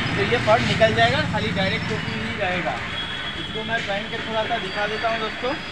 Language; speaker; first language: Hindi; non-native, local second language; Bangla